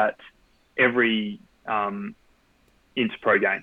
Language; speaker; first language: English; native; English